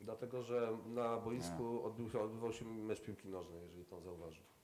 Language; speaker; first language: Polish; native; Polish